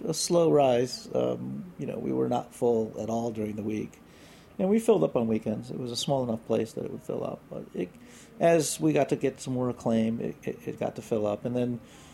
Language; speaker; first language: English; native; English